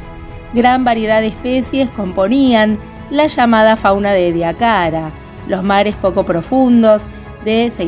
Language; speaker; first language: Spanish; native; Spanish